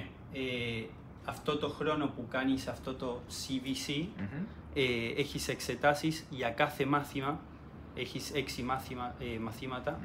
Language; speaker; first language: Greek; early bilingual, heritage; Spanish